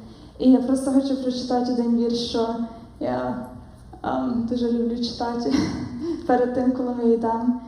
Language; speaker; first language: Ukrainian; early bilingual, heritage; Ukrainian